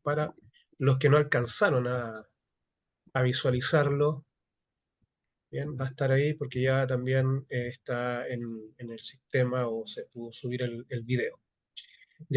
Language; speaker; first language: Spanish; native; Spanish